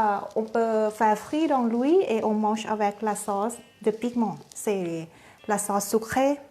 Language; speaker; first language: French; non-native, fluent; Thai